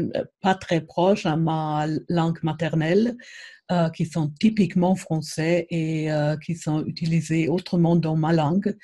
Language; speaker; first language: French; non-native, fluent; German